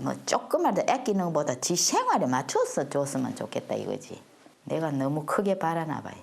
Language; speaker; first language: Korean; native; Korean